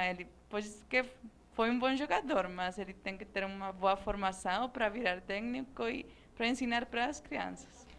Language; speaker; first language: Portuguese; non-native, fluent; Spanish